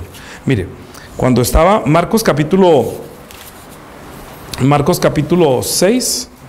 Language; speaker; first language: Spanish; native; Spanish